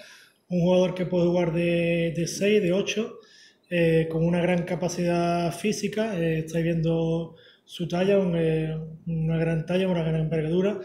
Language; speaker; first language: Spanish; native; Spanish